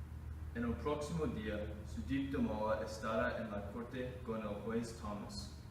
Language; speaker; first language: Spanish; non-native, learner; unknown